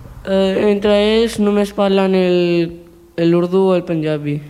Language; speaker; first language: Catalan; early bilingual, other home language; Punjabi